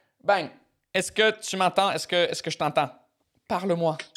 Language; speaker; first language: French; non-native, fluent; English